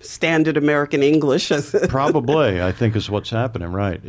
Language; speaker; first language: English; native; English